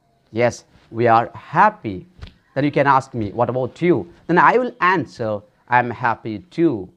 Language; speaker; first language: English; non-native, local second language; Malayalam